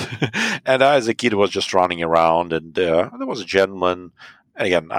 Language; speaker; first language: English; non-native, fluent; Russian